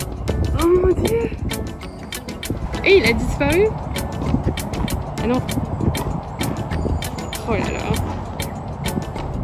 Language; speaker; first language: French; native; French